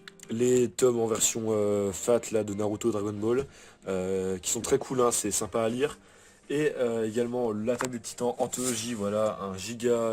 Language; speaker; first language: French; native; French